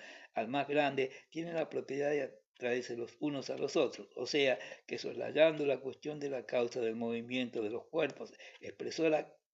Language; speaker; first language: Spanish; native; Spanish